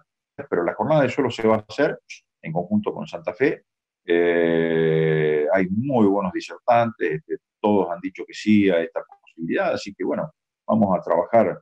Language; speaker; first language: Spanish; native; Spanish